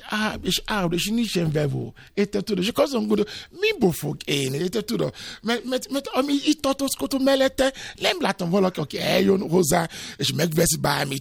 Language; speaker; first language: Hungarian; non-native, fluent; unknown